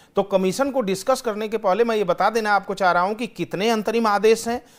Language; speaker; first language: Hindi; native; Hindi